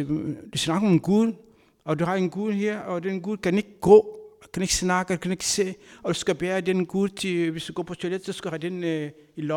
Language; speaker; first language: Danish; non-native, fluent; Kabuverdianu